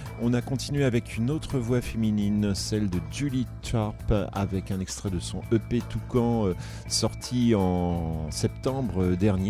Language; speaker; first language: French; native; French